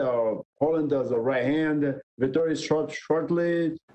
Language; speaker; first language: English; non-native, learner; Portuguese